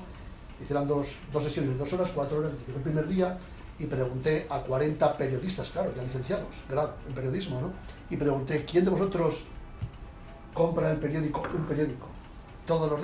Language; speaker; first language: Spanish; native; Spanish